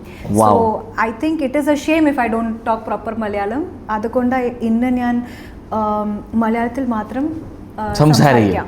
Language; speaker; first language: Malayalam; early bilingual, heritage; English